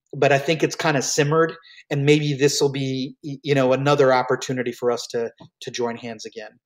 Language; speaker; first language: English; early bilingual, other home language; Hindi